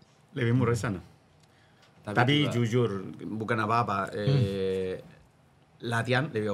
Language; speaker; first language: Indonesian; non-native, learner; Spanish